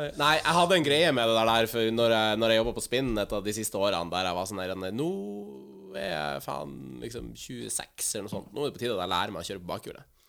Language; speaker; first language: Norwegian; native; Norwegian